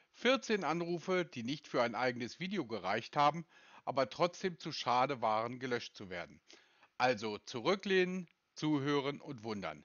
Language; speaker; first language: German; native; German